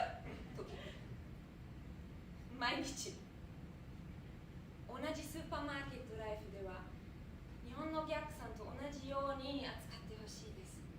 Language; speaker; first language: Japanese; non-native, fluent; German